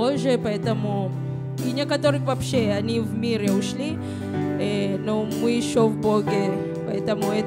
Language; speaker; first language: Russian; non-native, learner; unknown